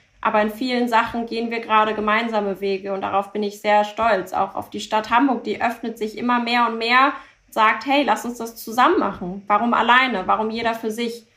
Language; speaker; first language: German; early bilingual, other home language; Turkish